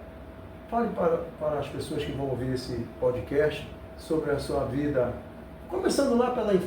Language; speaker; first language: Portuguese; native; Portuguese